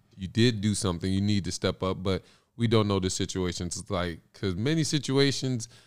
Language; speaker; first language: English; early bilingual, other home language; Spanish